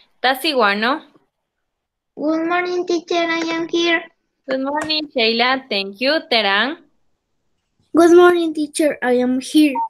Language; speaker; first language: English; non-native, learner; Spanish